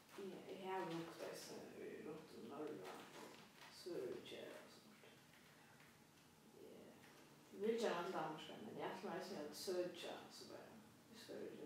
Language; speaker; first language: Danish; non-native, local second language; Faroese